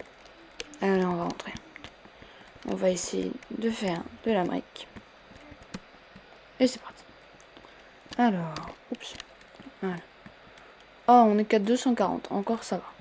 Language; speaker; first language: French; native; French